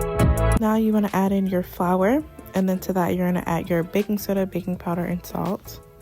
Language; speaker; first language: English; native; English